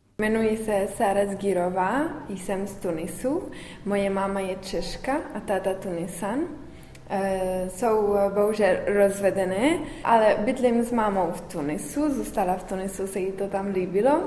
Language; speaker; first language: Czech; early bilingual, heritage; Arabic